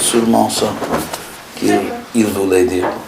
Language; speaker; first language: French; non-native, fluent; English